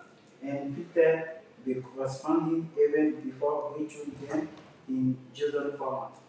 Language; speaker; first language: English; non-native, learner; French